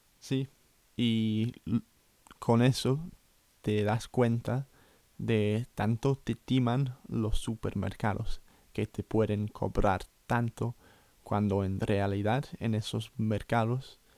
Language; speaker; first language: Spanish; non-native, fluent; English